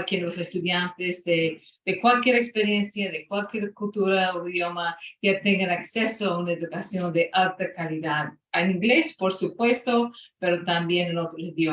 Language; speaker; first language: Spanish; non-native, fluent; English